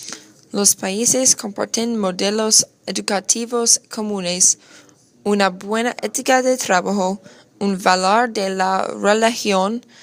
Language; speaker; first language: Spanish; non-native, learner; English